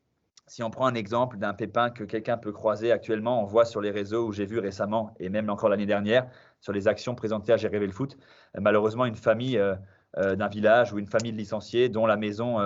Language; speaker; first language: French; native; French